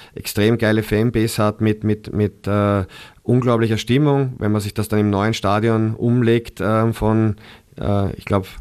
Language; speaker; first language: German; native; German